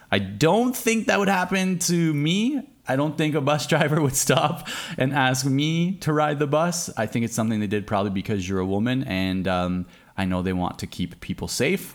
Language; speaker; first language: English; native; English